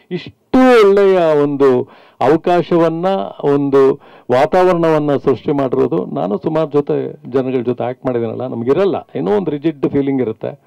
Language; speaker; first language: Kannada; native; Kannada